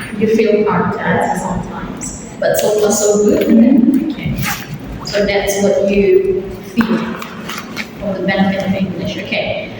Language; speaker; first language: English; non-native, fluent; Indonesian